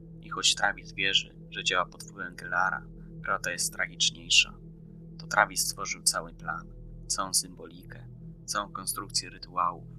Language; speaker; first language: Polish; native; Polish